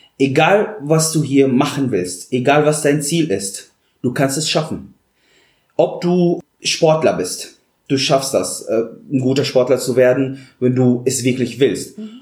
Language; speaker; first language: German; non-native, fluent; Arabic